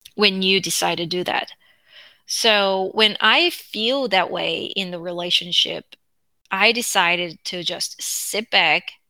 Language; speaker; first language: English; non-native, fluent; Korean